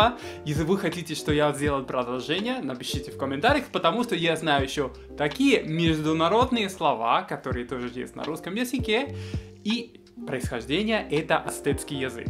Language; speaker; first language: Russian; non-native, fluent; Spanish